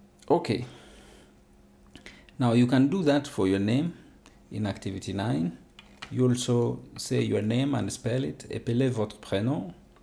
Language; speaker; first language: English; non-native, local second language; Luo (Kenya and Tanzania)